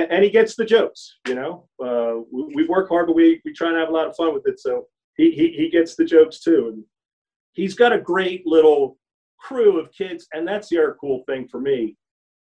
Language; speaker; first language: English; native; English